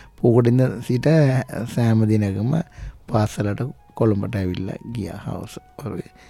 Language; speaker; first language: Sinhala; non-native, local second language; Tamil